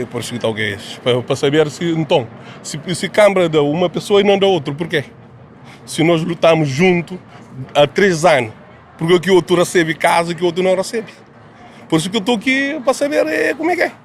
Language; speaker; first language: Portuguese; non-native, local second language; Kabuverdianu